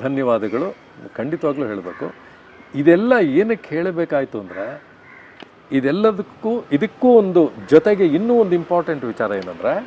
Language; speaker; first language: Kannada; native; Kannada